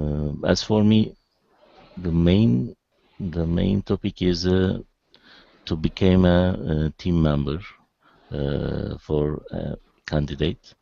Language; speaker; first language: English; non-native, learner; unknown